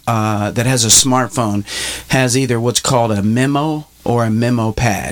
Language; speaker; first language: English; native; English